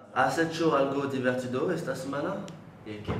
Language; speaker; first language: Spanish; non-native, learner; French